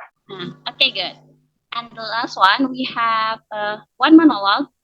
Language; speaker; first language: English; non-native, learner; Indonesian